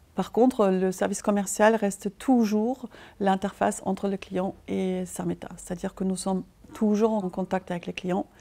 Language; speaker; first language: French; non-native, fluent; German